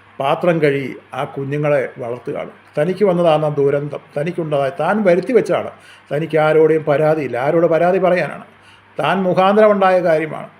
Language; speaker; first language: Malayalam; native; Malayalam